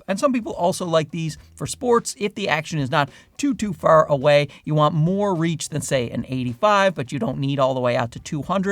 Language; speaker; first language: English; native; English